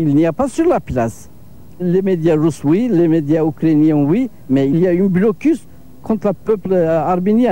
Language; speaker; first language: French; non-native, learner; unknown